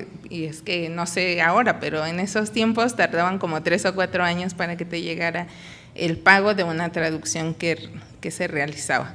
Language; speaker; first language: Spanish; non-native, local second language; Nahuatl languages